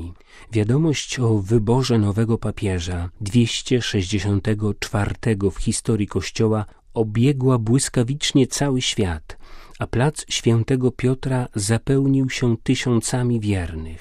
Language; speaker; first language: Polish; native; Polish